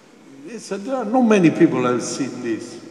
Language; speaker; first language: English; non-native, fluent; Italian